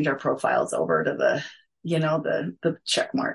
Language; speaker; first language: English; native; English